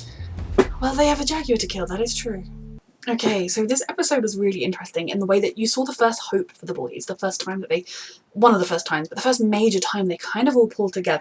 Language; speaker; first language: English; native; English